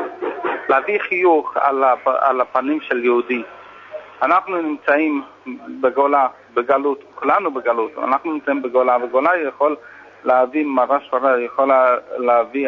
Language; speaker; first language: Hebrew; non-native, fluent; English